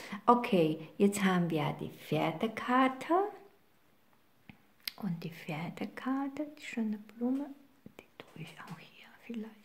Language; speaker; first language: German; non-native, fluent; Polish